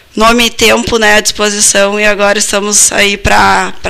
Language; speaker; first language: Portuguese; native; Portuguese